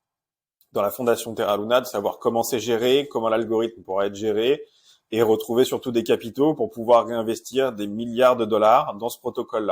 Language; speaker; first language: French; native; French